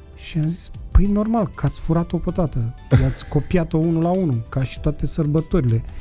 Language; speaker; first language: Romanian; native; Romanian